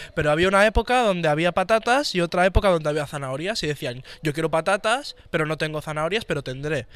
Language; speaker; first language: Spanish; native; Spanish